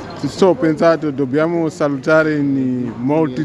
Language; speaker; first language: Italian; non-native, learner; Shona